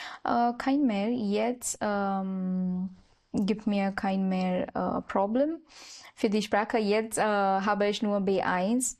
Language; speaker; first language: German; non-native, learner; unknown